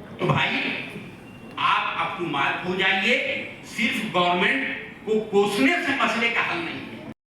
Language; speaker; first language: Urdu; native; Urdu